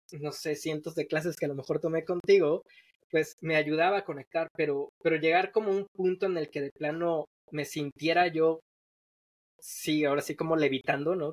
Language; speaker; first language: Spanish; native; Spanish